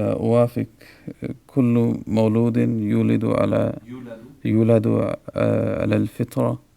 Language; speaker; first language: Arabic; non-native, learner; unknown